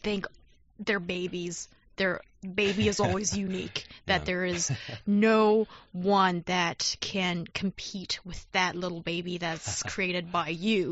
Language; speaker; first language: English; non-native, fluent; Chinese